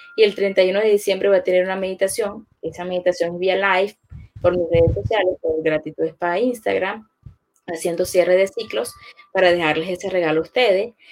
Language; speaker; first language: Spanish; native; Spanish